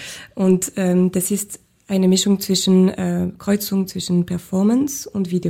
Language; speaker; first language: German; non-native, local second language; French